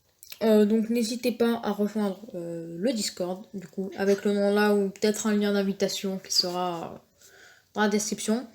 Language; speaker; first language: French; native; French